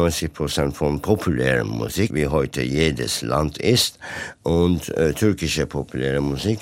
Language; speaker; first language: German; non-native, fluent; Turkish